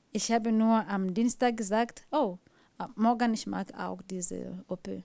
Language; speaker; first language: German; non-native, learner; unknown